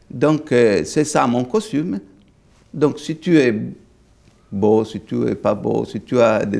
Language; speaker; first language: French; non-native, fluent; Italian